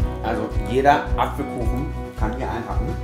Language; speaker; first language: German; native; German